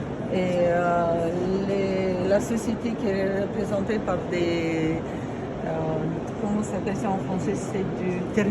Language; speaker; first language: French; non-native, fluent; Romanian